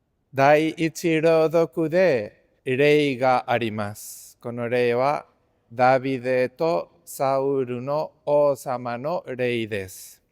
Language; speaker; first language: Japanese; non-native, fluent; Spanish